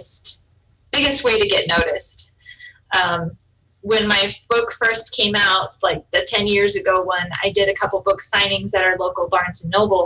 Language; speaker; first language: English; non-native, fluent; German